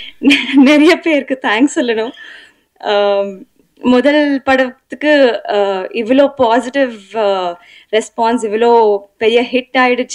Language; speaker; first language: Tamil; non-native, learner; Telugu